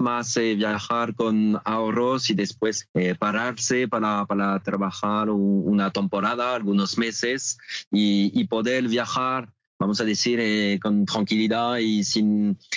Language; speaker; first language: Spanish; non-native, fluent; French